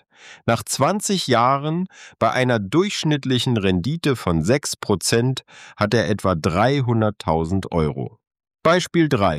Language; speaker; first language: German; native; German